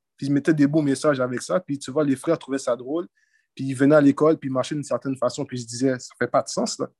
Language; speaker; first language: French; early bilingual, other home language; Haitian Creole